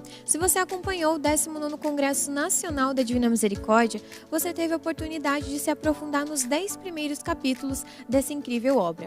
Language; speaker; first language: Portuguese; native; Portuguese